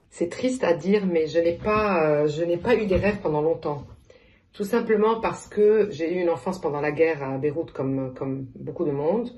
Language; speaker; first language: French; non-native, local second language; Arabic